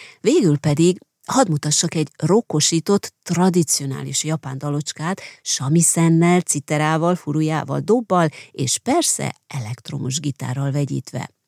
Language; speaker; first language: Hungarian; native; Hungarian